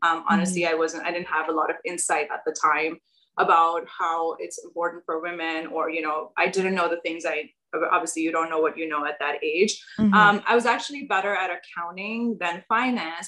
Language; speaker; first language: English; non-native, local second language; Urdu